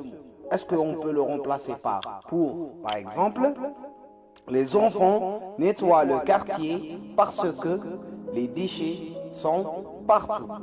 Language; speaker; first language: French; non-native, local second language; Arabic